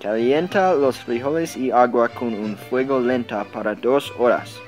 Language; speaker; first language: Spanish; non-native, learner; English